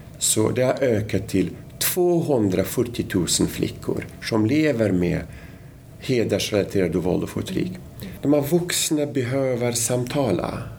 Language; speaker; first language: Swedish; non-native, fluent; Arabic